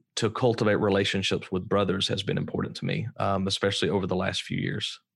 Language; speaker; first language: English; native; English